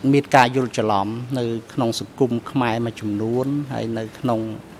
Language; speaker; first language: Khmer; non-native, local second language; Western Cham